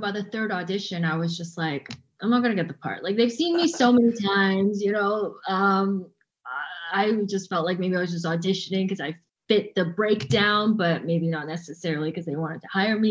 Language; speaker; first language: English; native; English